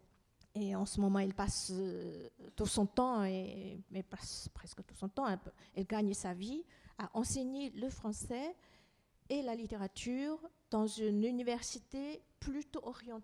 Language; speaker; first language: French; non-native, fluent; Chinese